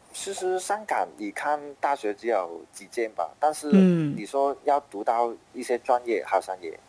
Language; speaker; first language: Chinese; non-native, fluent; Cantonese